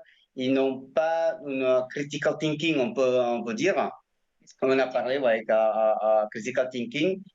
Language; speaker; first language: French; non-native, fluent; Indonesian